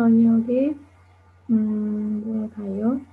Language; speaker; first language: Korean; non-native, learner; Indonesian